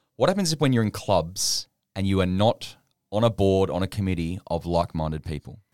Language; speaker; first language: English; native; English